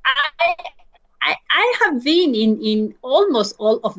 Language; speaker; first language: English; non-native, learner; Spanish